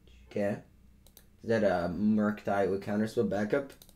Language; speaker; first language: English; non-native, fluent; Italian